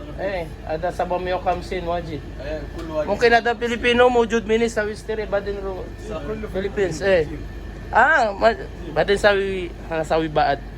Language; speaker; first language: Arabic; non-native, learner; Filipino